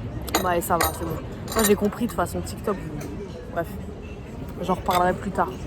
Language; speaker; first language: French; native; French